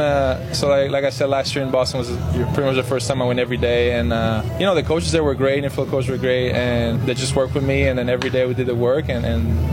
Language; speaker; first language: English; non-native, fluent; Spanish